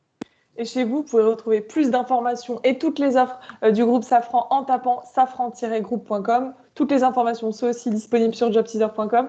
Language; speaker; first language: French; native; French